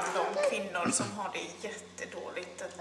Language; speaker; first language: Swedish; non-native, fluent; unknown